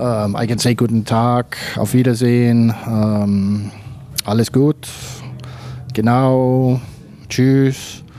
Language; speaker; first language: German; non-native, learner; Danish